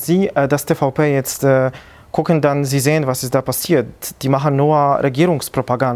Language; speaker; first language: German; non-native, fluent; Polish